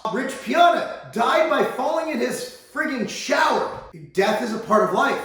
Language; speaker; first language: English; native; English